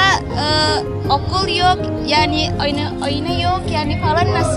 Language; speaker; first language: Turkish; non-native, learner; Indonesian